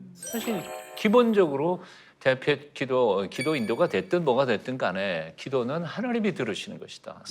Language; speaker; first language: Korean; native; Korean